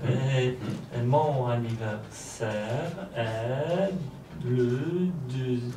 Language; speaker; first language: French; non-native, learner; Polish